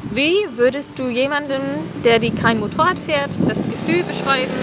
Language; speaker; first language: German; non-native, fluent; English